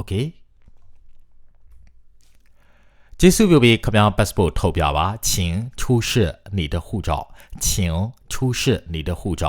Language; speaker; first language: Chinese; non-native, fluent; Burmese